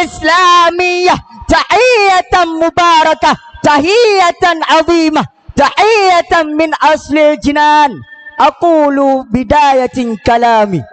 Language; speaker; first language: Arabic; non-native, learner; Achinese